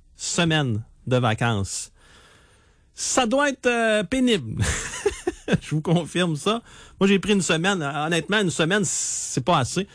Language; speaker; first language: French; native; French